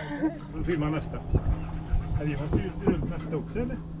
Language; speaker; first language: Swedish; native; Swedish